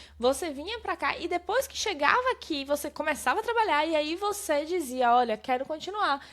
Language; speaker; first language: Portuguese; native; Portuguese